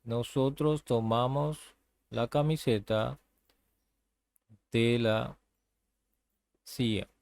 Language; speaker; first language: Spanish; non-native, learner; English